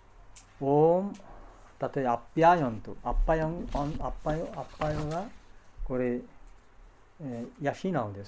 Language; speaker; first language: Japanese; non-native, fluent; Bangla